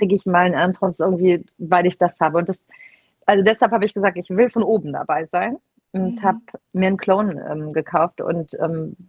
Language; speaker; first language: German; native; German